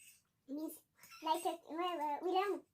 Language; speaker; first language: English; non-native, learner; French